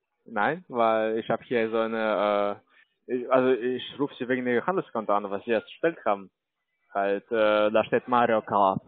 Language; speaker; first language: German; non-native, learner; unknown